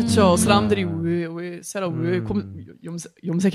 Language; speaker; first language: Korean; non-native, learner; English